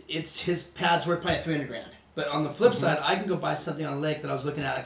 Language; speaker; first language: English; non-native, fluent; Swedish